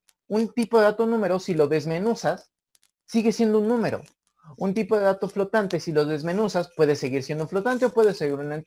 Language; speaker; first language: Spanish; native; Spanish